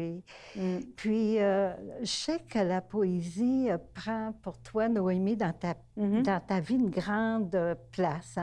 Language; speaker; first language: French; native; French